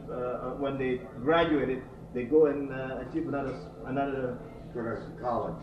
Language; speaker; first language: English; non-native, fluent; Indonesian